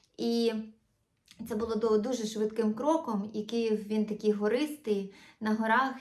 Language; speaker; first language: Ukrainian; non-native, local second language; Russian